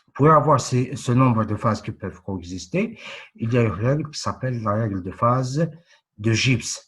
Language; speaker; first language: French; non-native, local second language; Arabic